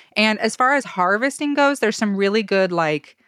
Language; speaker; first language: English; native; English